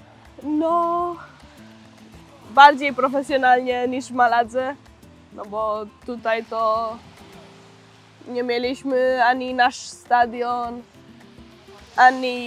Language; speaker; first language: Polish; early bilingual, heritage; Polish